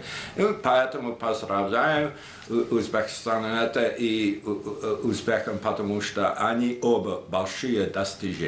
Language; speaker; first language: Russian; non-native, fluent; English